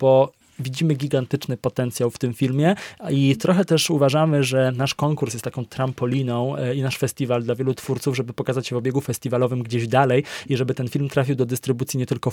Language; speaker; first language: Polish; native; Polish